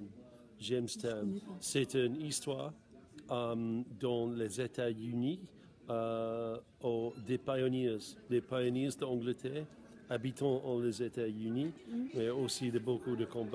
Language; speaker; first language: French; non-native, learner; English